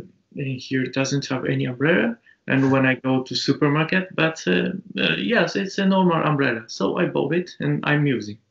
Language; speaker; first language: English; non-native, learner; Japanese